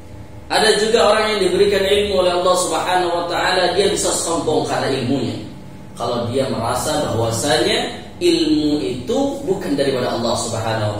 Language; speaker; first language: Indonesian; native; Indonesian